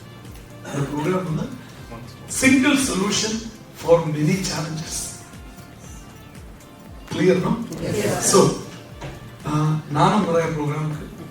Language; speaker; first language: Tamil; non-native, local second language; Malayalam